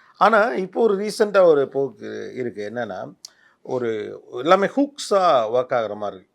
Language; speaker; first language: Tamil; native; Tamil